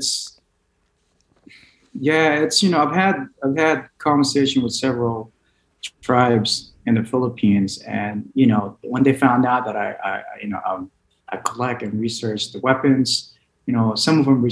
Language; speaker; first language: English; non-native, local second language; Filipino